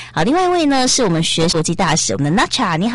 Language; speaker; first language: Chinese; native; Chinese